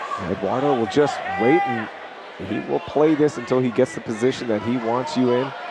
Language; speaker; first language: English; native; English